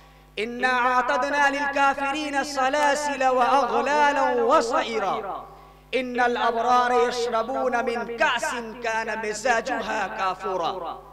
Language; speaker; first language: Arabic; non-native, learner; Urdu